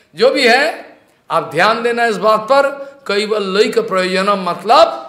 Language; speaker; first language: Hindi; non-native, local second language; Bangla